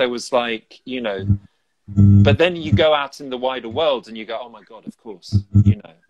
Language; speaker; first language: English; native; English